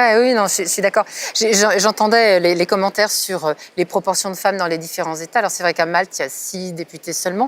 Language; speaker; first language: French; native; French